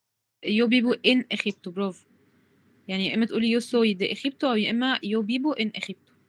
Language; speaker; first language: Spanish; non-native, fluent; Arabic